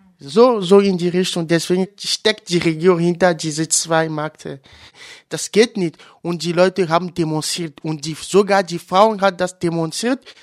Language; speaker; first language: German; non-native, learner; Ewe